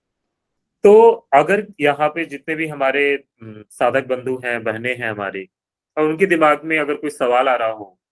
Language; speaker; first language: Hindi; native; Hindi